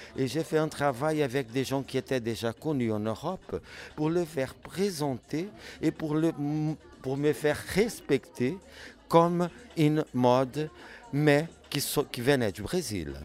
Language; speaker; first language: French; non-native, fluent; Portuguese